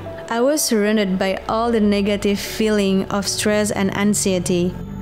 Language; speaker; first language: English; non-native, fluent; Indonesian